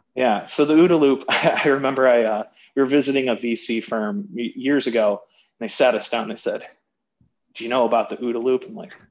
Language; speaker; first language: English; native; English